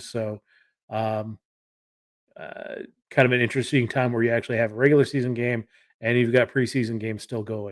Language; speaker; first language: English; native; English